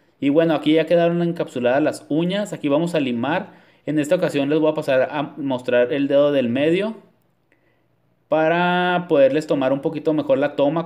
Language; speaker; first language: Spanish; native; Spanish